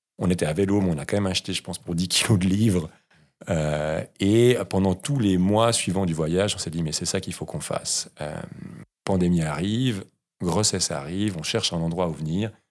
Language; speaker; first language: French; native; French